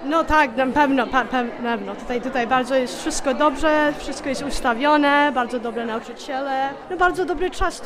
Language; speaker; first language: Polish; early bilingual, heritage; English